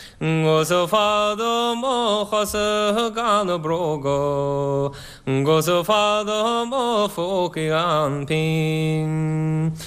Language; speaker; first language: Irish; native; Irish